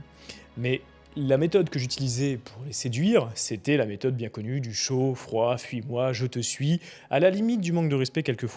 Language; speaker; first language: French; native; French